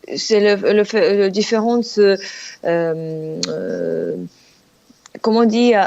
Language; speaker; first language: French; non-native, fluent; Russian